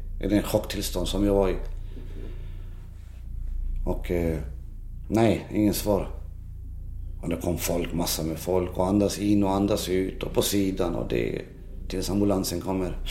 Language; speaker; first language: Swedish; non-native, local second language; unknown